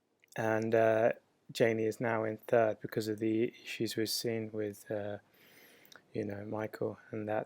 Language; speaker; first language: English; native; English